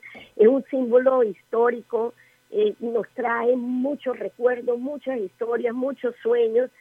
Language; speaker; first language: Spanish; native; Spanish